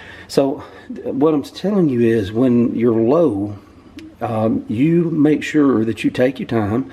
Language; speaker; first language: English; native; English